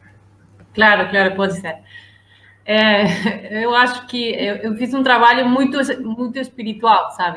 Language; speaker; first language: Portuguese; non-native, learner; Spanish